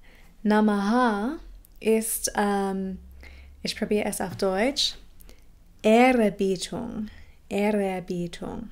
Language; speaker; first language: German; non-native, fluent; English